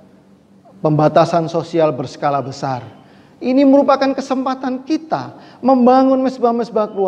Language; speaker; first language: Indonesian; native; Indonesian